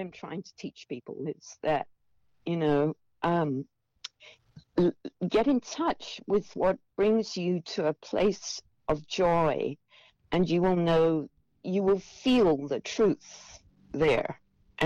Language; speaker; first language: English; native; English